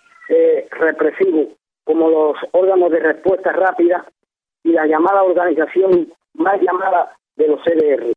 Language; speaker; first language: Spanish; native; Spanish